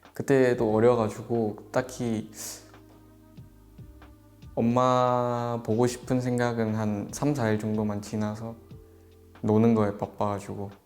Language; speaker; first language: Korean; early bilingual, other home language; Vietnamese